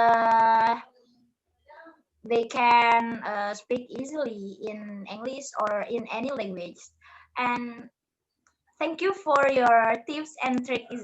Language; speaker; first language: English; non-native, learner; Indonesian